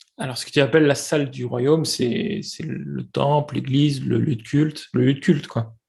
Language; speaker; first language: French; native; French